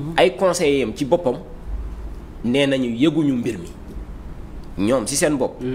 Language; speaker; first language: Wolof; non-native, local second language; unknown